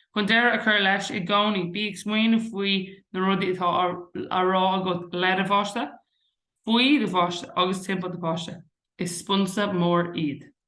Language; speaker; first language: Irish; non-native, local second language; English